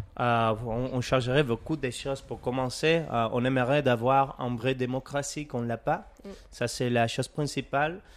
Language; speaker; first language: French; non-native, learner; Catalan